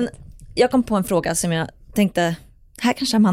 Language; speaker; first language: Swedish; native; Swedish